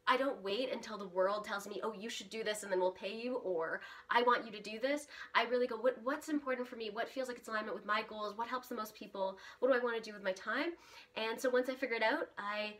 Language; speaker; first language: English; early bilingual, other home language; Russian